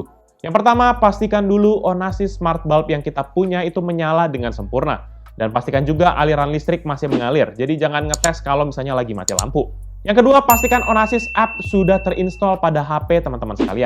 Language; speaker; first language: Indonesian; native; Indonesian